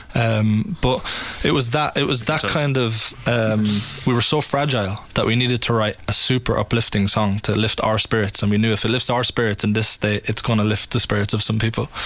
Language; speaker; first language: English; native; English